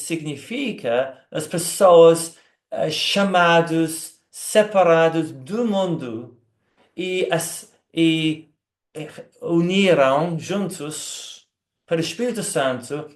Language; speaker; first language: Portuguese; non-native, fluent; English